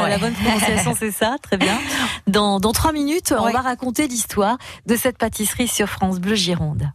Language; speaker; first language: French; native; French